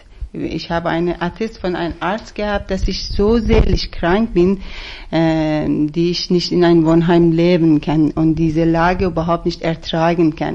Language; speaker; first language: German; non-native, fluent; Persian